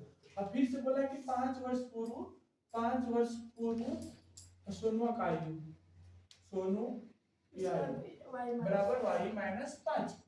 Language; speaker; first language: Hindi; native; Hindi